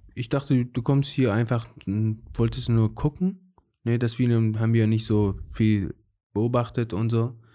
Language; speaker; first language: German; non-native, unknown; Persian